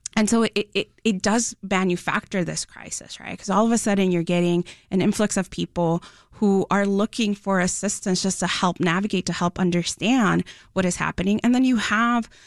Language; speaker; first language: English; non-native, fluent; Spanish